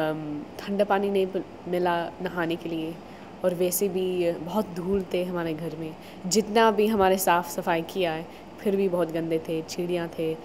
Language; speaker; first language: Hindi; non-native, learner; English